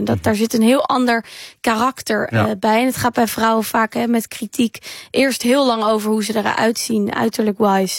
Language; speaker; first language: Dutch; native; Dutch